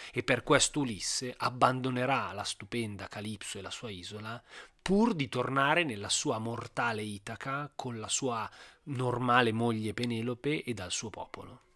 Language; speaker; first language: Italian; native; Italian